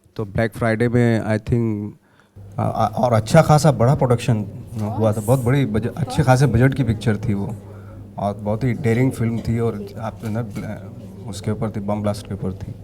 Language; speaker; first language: Hindi; native; Hindi